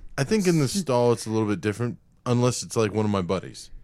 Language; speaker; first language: English; native; English